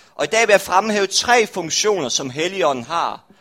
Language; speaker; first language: Danish; native; Danish